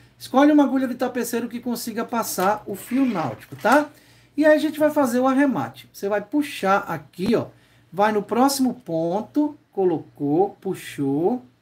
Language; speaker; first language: Portuguese; native; Portuguese